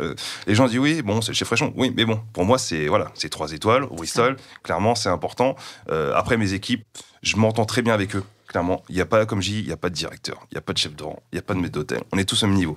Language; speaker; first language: French; native; French